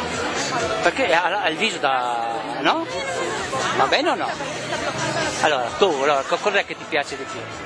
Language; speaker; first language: Italian; native; Italian